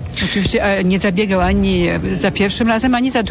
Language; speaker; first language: Polish; native; Polish